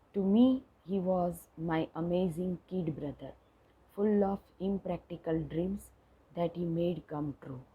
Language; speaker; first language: English; non-native, local second language; Gujarati